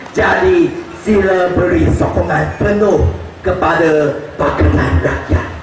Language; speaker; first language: Malay; non-native, local second language; Chinese